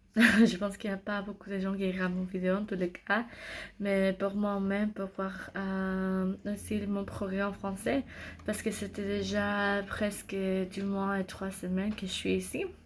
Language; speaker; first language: French; non-native, learner; English